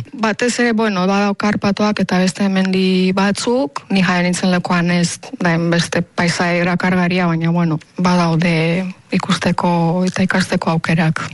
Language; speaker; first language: Basque; non-native, fluent; Romanian